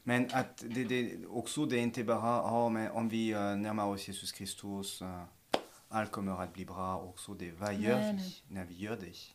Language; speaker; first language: Swedish; non-native, fluent; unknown